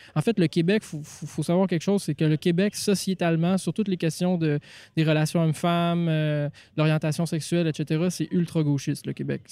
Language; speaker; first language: French; native; French